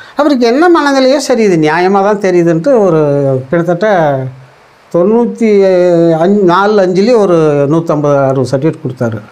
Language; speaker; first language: Tamil; non-native, local second language; Kannada